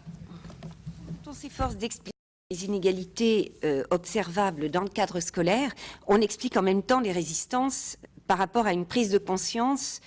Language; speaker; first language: French; native; French